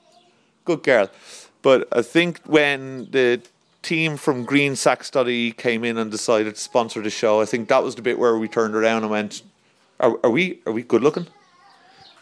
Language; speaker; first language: English; native; English